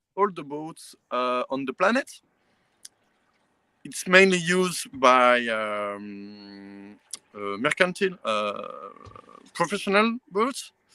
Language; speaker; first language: English; non-native, learner; French